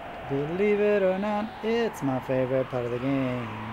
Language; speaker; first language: English; native; English